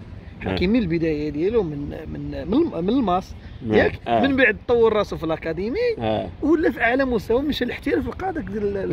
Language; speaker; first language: Arabic; native; Arabic